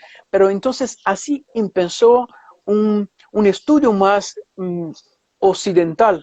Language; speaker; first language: Spanish; non-native, fluent; Portuguese